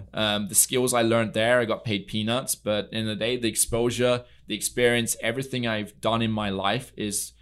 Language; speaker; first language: English; native; English